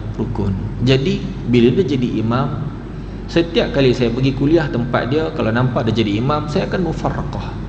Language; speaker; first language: Malay; native; Malay